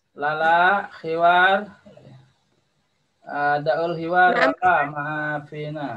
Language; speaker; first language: Arabic; non-native, fluent; Indonesian